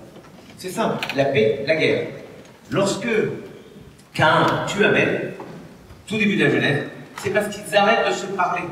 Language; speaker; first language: French; native; French